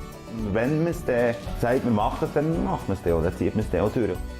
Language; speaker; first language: German; native; German